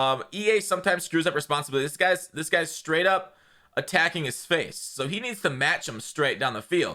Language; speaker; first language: English; native; English